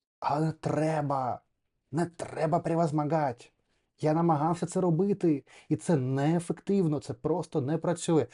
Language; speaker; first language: Ukrainian; non-native, local second language; Russian